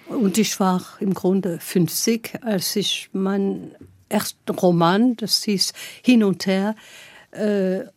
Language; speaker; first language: German; non-native, fluent; French